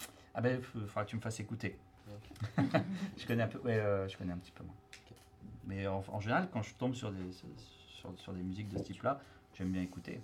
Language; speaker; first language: French; native; French